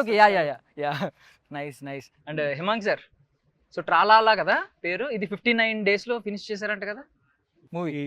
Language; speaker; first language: Telugu; native; Telugu